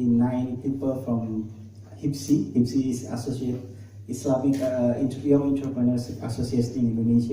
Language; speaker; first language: English; non-native, learner; Indonesian